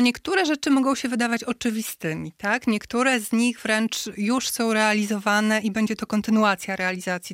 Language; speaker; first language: Polish; native; Polish